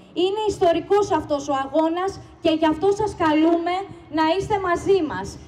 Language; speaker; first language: Greek; native; Greek